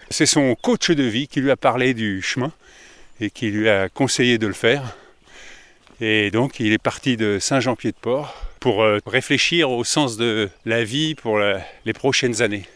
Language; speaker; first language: French; native; French